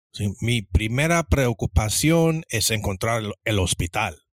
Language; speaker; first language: Spanish; early bilingual, other home language; English